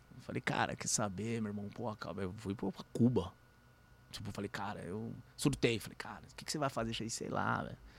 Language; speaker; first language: Portuguese; early bilingual, other home language; Spanish